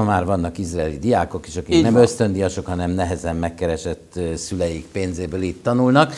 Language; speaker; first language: Hungarian; native; Hungarian